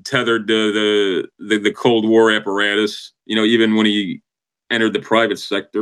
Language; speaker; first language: English; native; English